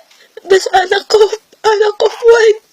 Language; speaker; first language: Arabic; non-native, learner; Filipino